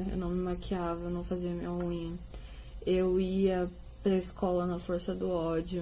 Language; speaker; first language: Portuguese; native; Portuguese